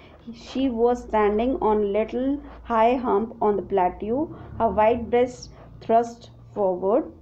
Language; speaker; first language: English; non-native, local second language; Hindi